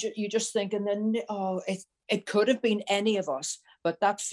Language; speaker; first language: English; native; English